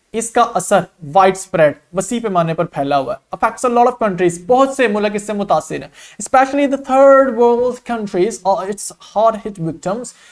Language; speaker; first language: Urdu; non-native, local second language; Punjabi